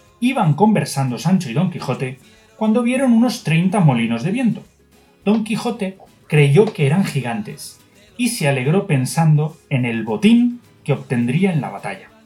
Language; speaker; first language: Spanish; native; Spanish